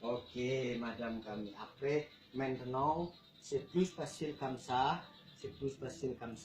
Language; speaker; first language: French; non-native, learner; Indonesian